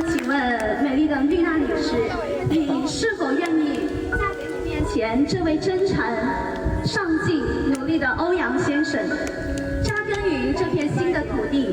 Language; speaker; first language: Chinese; native; Chinese